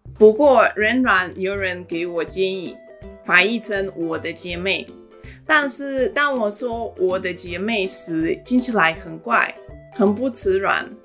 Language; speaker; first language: Chinese; non-native, fluent; Russian